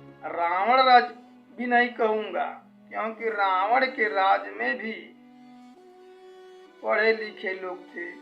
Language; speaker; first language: Hindi; native; Hindi